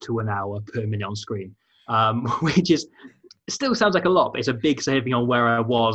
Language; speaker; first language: English; native; English